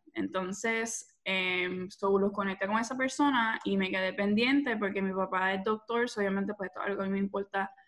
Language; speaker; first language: Spanish; native; Spanish